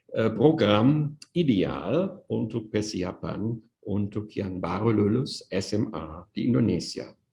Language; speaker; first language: Indonesian; non-native, fluent; German